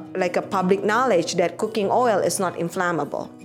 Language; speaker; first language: English; non-native, fluent; Indonesian